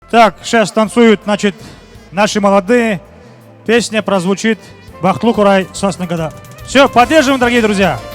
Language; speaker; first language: Russian; non-native, local second language; Lezghian